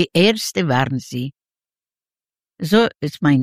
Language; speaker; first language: German; non-native, learner; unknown